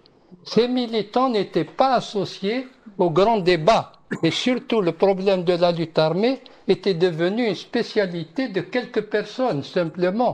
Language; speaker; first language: French; non-native, local second language; Arabic